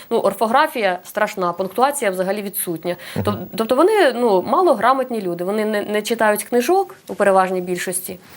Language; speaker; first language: Ukrainian; non-native, local second language; Russian